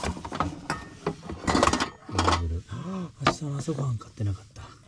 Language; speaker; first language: Japanese; native; Japanese